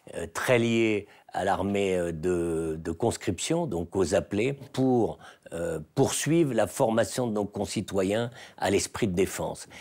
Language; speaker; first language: French; native; French